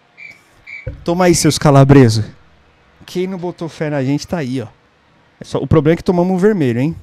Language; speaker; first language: Portuguese; native; Portuguese